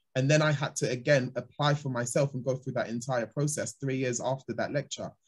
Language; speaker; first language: English; native; English